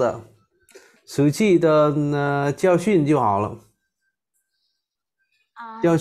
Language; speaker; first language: Chinese; non-native, learner; Vietnamese